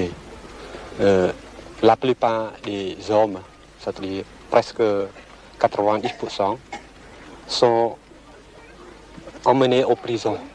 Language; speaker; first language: French; non-native, local second language; Khmer